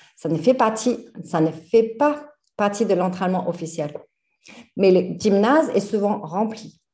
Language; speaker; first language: French; non-native, fluent; Chinese